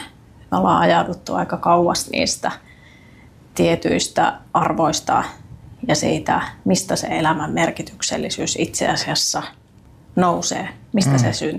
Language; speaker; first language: Finnish; native; Finnish